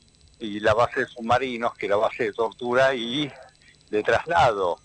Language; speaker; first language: Spanish; native; Spanish